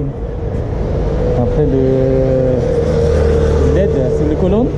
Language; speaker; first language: French; non-native, learner; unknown